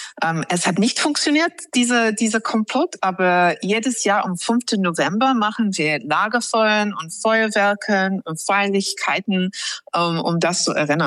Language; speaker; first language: German; non-native, fluent; English